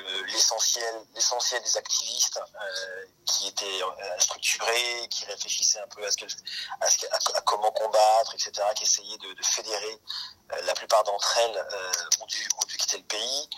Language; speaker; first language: French; native; French